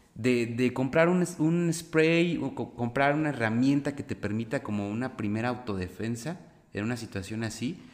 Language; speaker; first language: Spanish; native; Spanish